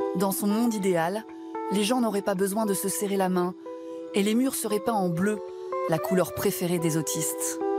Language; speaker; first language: French; native; French